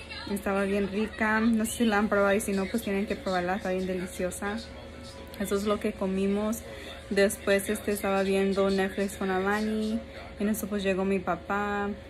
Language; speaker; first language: Spanish; early bilingual, heritage; Spanish